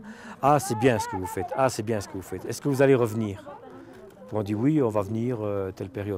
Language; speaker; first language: French; native; French